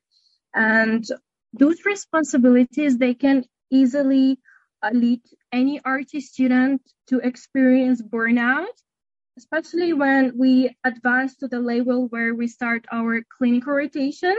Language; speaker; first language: English; non-native, fluent; Russian